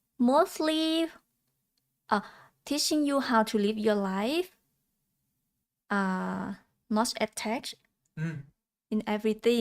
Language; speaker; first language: English; non-native, learner; Thai